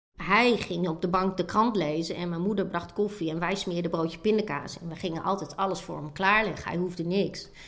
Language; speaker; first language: Dutch; native; Dutch